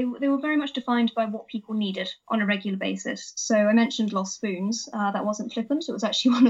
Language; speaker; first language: English; native; English